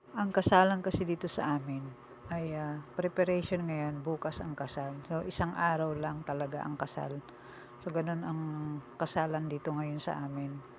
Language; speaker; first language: Filipino; non-native, local second language; Pangasinan